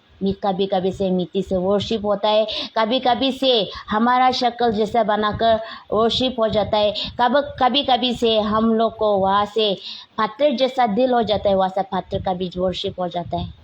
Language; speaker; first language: Hindi; non-native, local second language; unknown